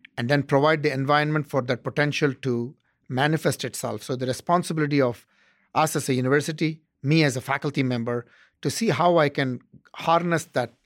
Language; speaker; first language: English; non-native, local second language; Tamil